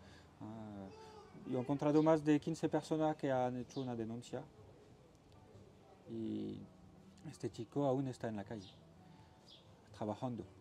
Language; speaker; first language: Spanish; non-native, learner; French